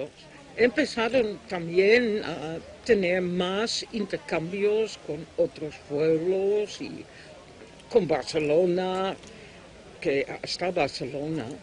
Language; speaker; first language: Spanish; non-native, fluent; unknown